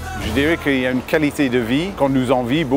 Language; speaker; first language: French; non-native, fluent; English